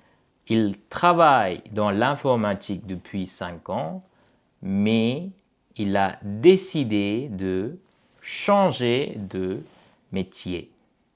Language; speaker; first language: French; non-native, fluent; Tamil